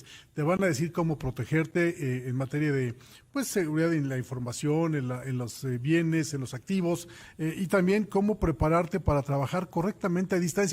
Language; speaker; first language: Spanish; native; Spanish